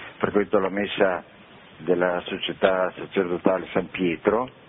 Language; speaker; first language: Italian; native; Italian